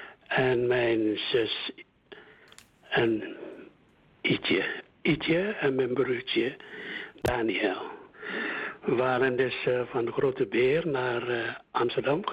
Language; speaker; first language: Dutch; early bilingual, other home language; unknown